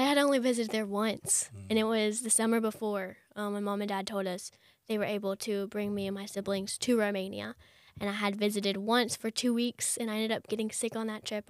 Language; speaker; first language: English; native; English